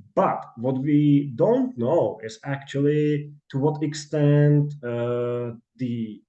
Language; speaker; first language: English; non-native, fluent; Czech